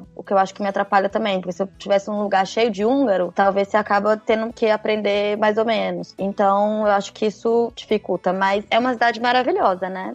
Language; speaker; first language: Portuguese; native; Portuguese